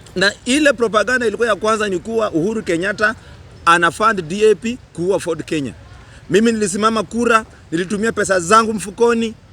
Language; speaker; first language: Swahili; non-native, local second language; Luyia